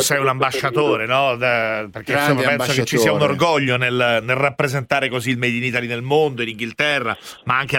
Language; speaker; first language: Italian; native; Italian